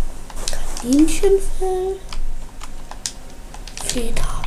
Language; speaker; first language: German; native; German